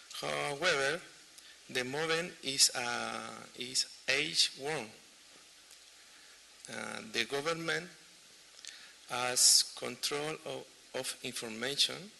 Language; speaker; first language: English; non-native, learner; Spanish